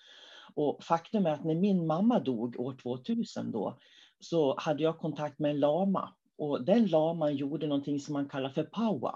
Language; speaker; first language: Swedish; native; Swedish